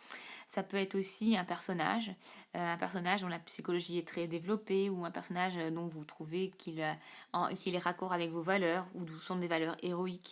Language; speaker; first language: French; native; French